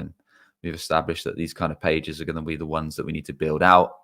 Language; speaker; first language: English; native; English